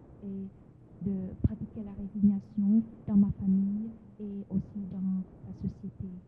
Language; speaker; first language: French; non-native, fluent; Vietnamese